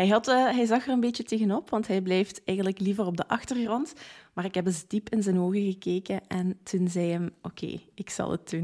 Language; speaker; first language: Dutch; native; Dutch